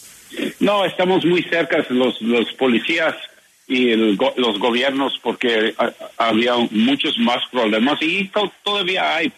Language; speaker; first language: Spanish; non-native, learner; English